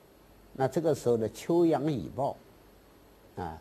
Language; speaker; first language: Chinese; native; Chinese